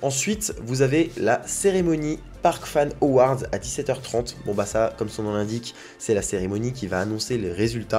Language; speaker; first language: French; native; French